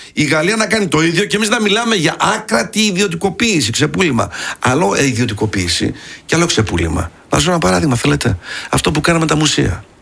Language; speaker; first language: Greek; early bilingual, heritage; Greek